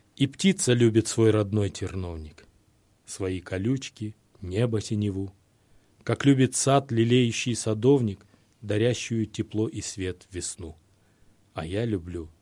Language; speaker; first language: Kyrgyz; non-native, local second language; Uzbek